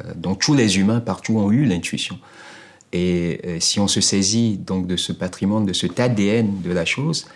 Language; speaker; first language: French; non-native, local second language; Ewe